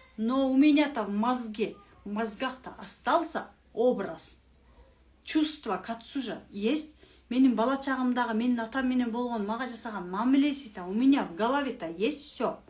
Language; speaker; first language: Russian; non-native, local second language; Kyrgyz